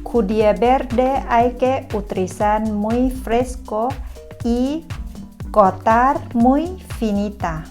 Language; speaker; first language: Spanish; non-native, learner; Thai